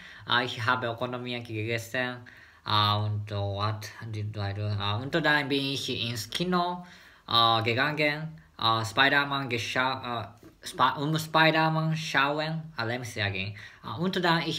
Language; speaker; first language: German; non-native, learner; Japanese